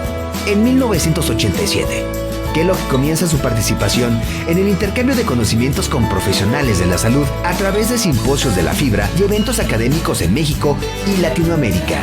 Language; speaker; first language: Spanish; native; Spanish